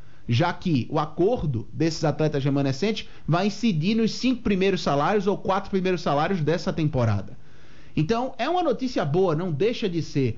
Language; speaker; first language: Portuguese; native; Portuguese